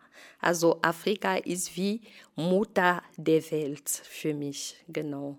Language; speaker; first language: German; non-native, fluent; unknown